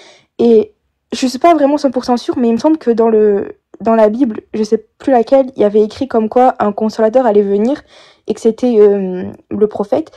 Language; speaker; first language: French; native; French